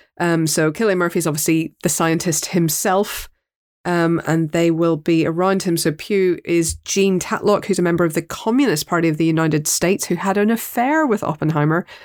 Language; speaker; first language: English; native; English